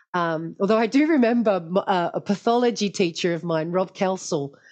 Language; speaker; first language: English; native; English